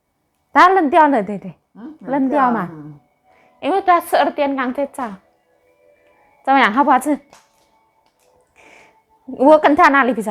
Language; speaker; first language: Chinese; non-native, learner; Javanese